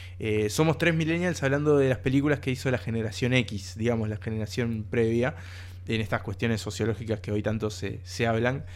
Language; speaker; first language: Spanish; native; Spanish